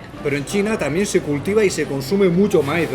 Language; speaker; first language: Spanish; native; Spanish